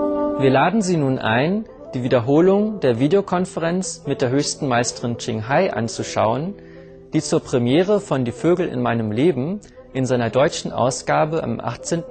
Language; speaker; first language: German; native; German